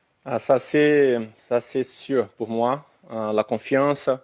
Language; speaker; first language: French; non-native, learner; Portuguese